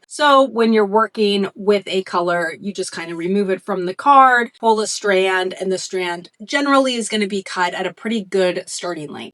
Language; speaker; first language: English; native; English